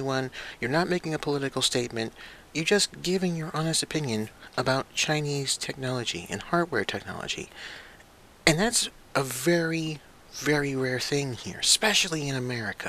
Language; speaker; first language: English; native; English